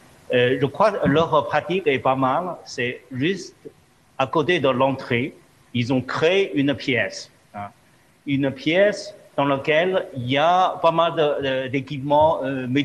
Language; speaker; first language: French; non-native, fluent; Chinese